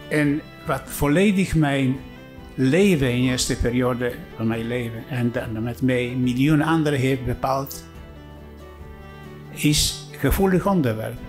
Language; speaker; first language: Dutch; non-native, fluent; Polish